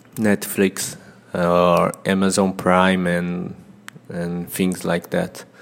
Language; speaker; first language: English; non-native, fluent; Portuguese